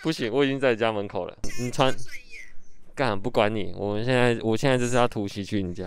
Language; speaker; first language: Chinese; native; Chinese